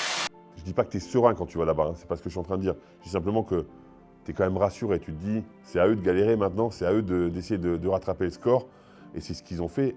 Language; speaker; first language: French; native; French